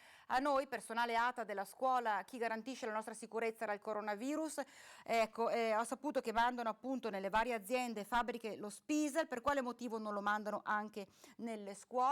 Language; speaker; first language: Italian; native; Italian